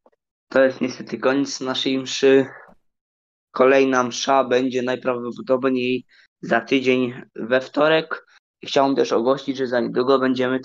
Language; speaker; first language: Polish; native; Polish